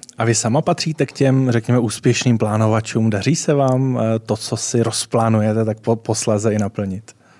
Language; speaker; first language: Czech; native; Czech